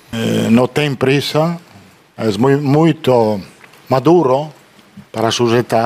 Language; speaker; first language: Spanish; non-native, fluent; Italian